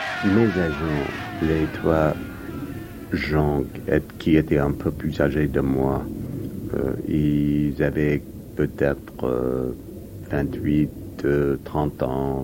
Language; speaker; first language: French; non-native, fluent; English